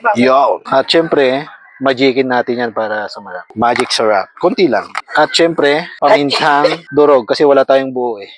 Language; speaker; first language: Filipino; native; Filipino